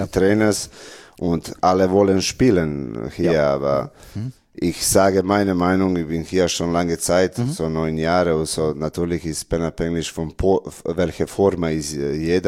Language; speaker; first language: German; non-native, learner; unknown